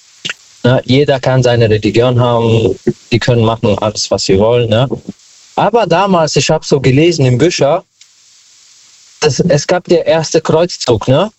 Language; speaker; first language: German; early bilingual, other home language; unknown